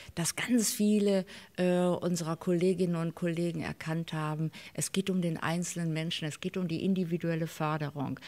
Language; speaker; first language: German; native; German